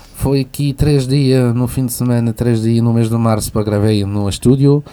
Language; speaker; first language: Portuguese; non-native, fluent; French